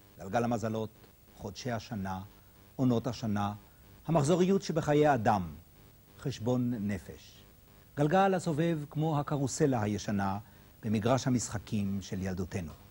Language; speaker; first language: Hebrew; native; Hebrew